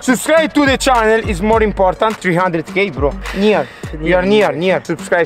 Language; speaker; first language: English; non-native, learner; Italian